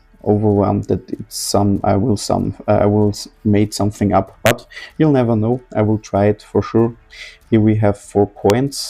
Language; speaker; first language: English; non-native, fluent; German